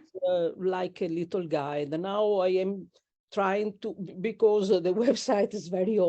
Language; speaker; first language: English; non-native, learner; Italian